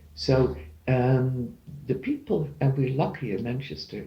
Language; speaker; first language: English; non-native, fluent; Dutch